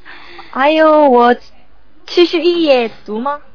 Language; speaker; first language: Chinese; non-native, learner; Korean